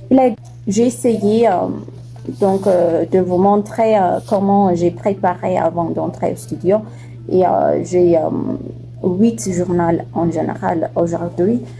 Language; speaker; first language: French; non-native, fluent; Amharic